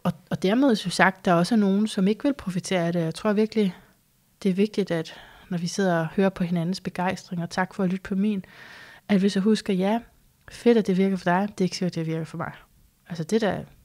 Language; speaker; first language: Danish; native; Danish